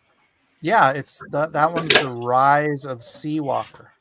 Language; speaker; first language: English; native; English